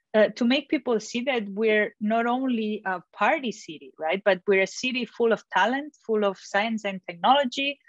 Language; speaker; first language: English; non-native, fluent; Catalan